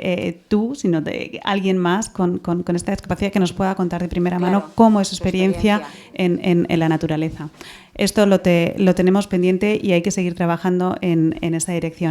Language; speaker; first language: Spanish; native; Spanish